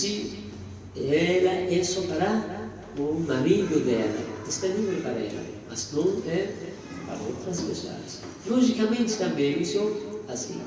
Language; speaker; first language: Portuguese; non-native, fluent; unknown